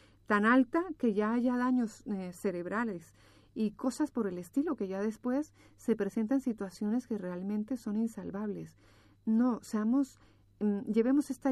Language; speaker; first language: Spanish; native; Spanish